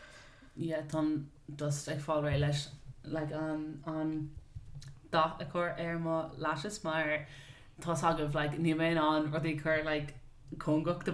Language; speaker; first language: Irish; non-native, local second language; English